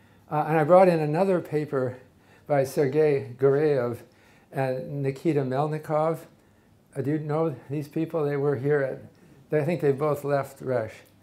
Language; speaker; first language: English; native; English